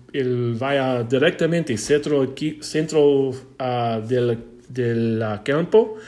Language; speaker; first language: Spanish; non-native, learner; English